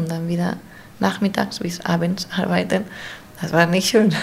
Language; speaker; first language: German; non-native, fluent; Spanish